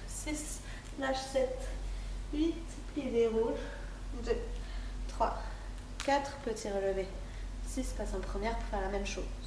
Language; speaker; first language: French; native; French